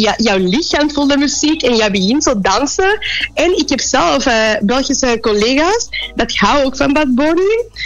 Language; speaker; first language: Dutch; non-native, fluent; Spanish